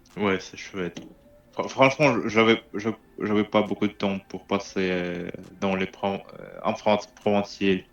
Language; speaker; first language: French; non-native, learner; Russian